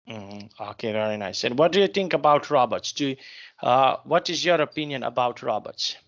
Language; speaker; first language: English; non-native, fluent; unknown